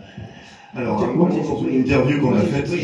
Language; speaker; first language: French; native; French